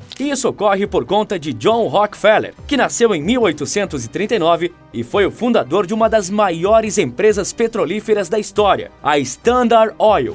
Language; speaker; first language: Portuguese; native; Portuguese